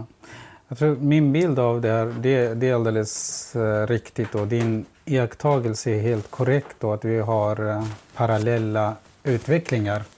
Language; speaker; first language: Swedish; non-native, fluent; Central Kurdish